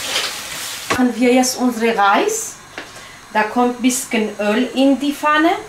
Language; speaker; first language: German; non-native, local second language; Kurdish